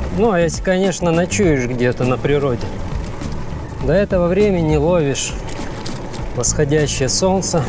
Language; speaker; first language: Russian; native; Russian